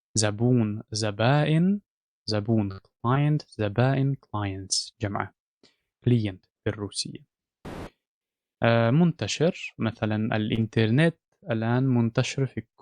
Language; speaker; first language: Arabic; non-native, fluent; Russian